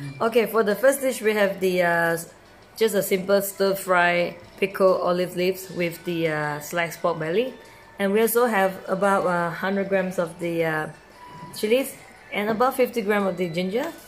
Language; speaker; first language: English; non-native, local second language; Chinese